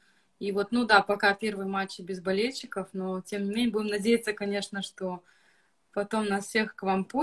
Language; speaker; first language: Russian; native; Russian